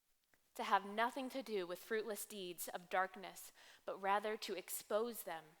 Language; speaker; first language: English; native; English